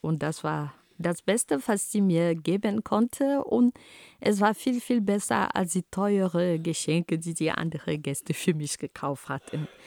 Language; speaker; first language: German; non-native, fluent; Ghomala